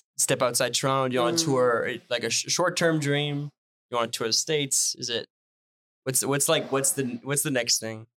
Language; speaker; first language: English; non-native, fluent; French